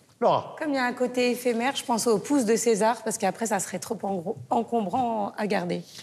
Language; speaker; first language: French; native; French